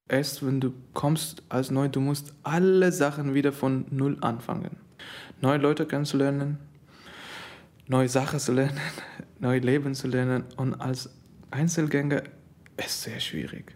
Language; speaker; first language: German; non-native, learner; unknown